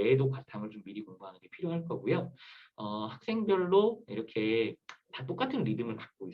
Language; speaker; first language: Korean; native; Korean